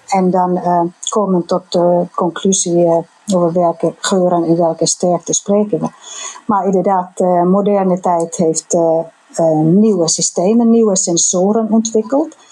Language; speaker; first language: Dutch; non-native, fluent; Finnish